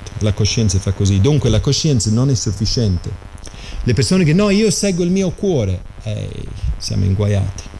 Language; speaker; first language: Italian; non-native, fluent; English